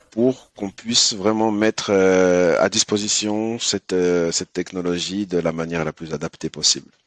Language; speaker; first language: French; early bilingual, other home language; Haitian Creole